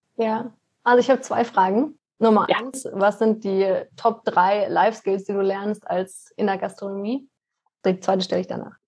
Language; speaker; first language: German; native; German